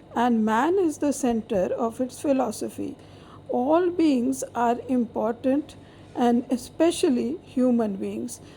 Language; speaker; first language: English; non-native, local second language; Hindi